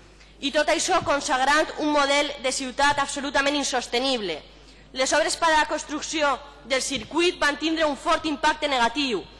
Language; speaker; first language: Catalan; native; Catalan